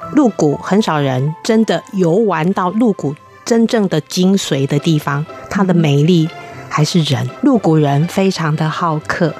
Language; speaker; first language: Chinese; native; Chinese